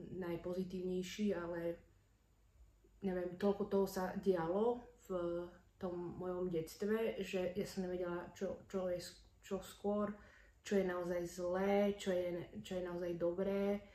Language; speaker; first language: Slovak; early bilingual, other home language; Amharic